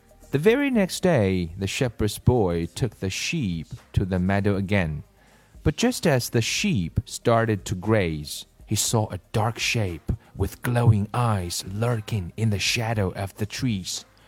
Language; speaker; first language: English; non-native, fluent; Chinese